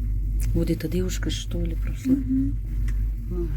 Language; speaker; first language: Russian; non-native, local second language; Tajik